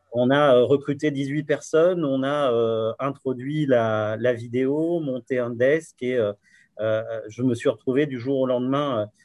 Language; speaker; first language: French; native; French